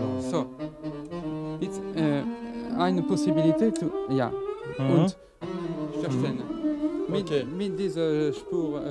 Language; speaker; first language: German; non-native, learner; French